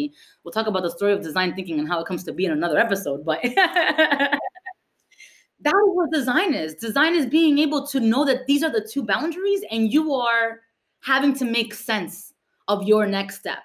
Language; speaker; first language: English; early bilingual, other home language; Spanish